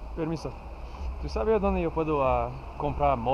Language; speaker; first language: Spanish; non-native, learner; English